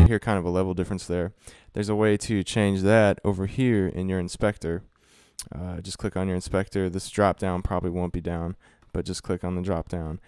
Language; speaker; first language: English; native; English